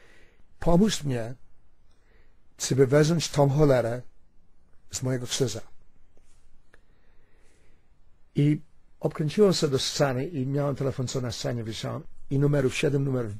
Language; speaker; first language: Polish; early bilingual, heritage; Polish